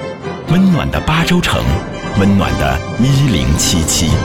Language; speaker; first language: Chinese; native; Chinese